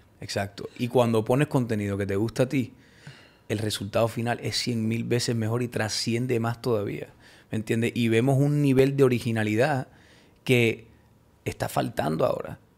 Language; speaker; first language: Spanish; early bilingual, heritage; Spanish